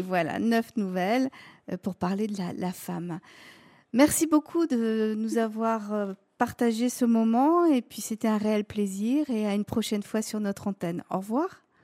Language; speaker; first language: French; native; French